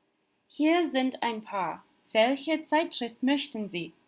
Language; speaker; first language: German; non-native, learner; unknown